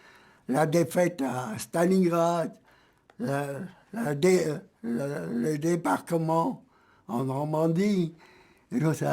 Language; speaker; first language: French; early bilingual, other home language; German